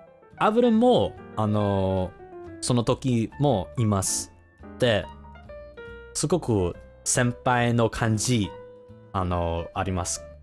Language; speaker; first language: Japanese; non-native, learner; English